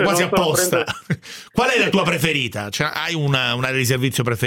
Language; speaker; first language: Italian; native; Italian